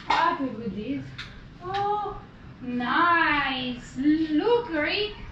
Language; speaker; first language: English; non-native, learner; Spanish